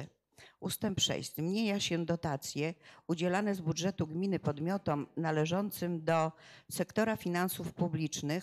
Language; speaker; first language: Polish; native; Polish